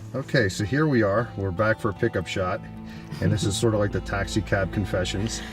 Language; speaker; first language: English; native; English